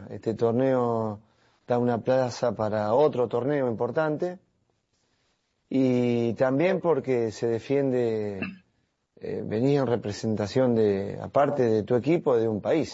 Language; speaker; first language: Spanish; native; Spanish